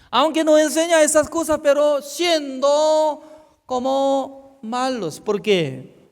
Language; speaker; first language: Spanish; non-native, fluent; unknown